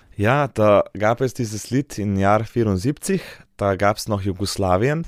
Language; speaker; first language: German; non-native, fluent; Slovenian